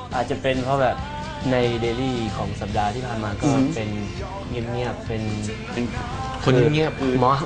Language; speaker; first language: Thai; early bilingual, other home language; English